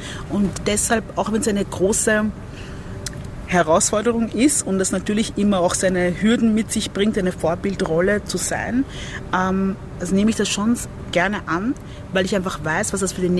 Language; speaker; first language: German; early bilingual, other home language; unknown